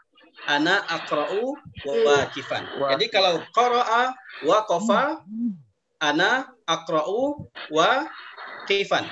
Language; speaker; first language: Arabic; non-native, fluent; Indonesian